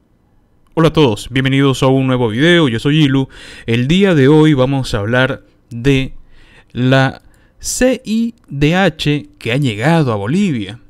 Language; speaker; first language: Spanish; native; Spanish